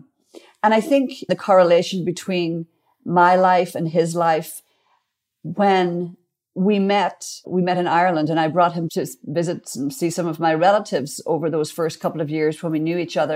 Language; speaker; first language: English; native; English